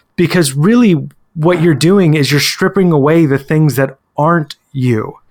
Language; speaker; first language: English; native; English